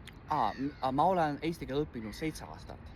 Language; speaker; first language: Estonian; non-native, fluent; Chinese